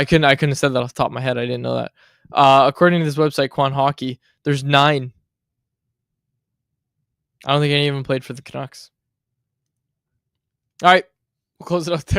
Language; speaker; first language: English; native; English